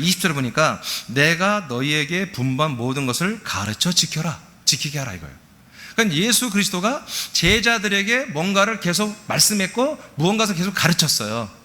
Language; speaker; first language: Korean; native; Korean